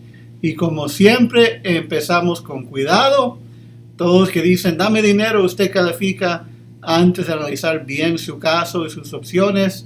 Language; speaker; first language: Spanish; early bilingual, heritage; English